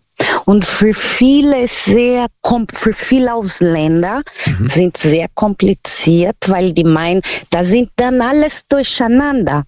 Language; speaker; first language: German; non-native, learner; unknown